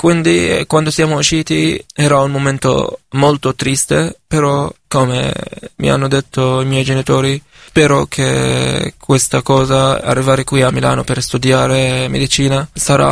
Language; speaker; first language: Italian; non-native, fluent; Arabic